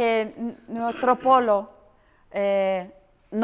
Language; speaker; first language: Spanish; non-native, learner; Russian